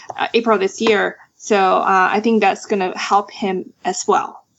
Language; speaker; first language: English; non-native, fluent; Chinese